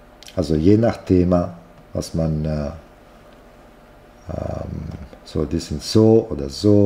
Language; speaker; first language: German; non-native, fluent; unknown